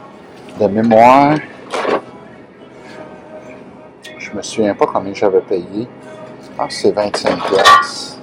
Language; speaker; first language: French; native; French